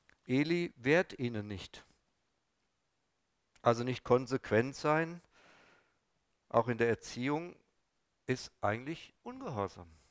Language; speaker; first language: German; native; German